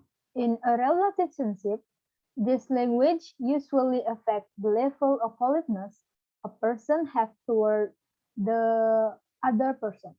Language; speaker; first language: English; non-native, learner; Balinese